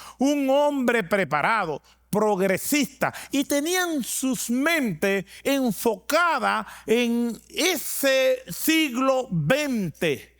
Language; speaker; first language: Spanish; native; Spanish